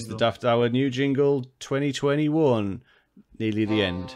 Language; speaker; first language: English; native; English